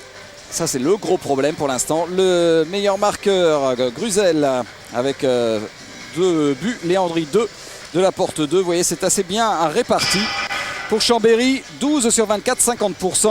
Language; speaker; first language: French; native; French